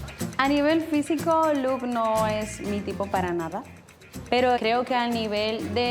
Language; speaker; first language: Spanish; native; Spanish